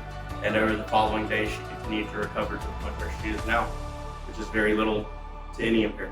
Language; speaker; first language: English; native; English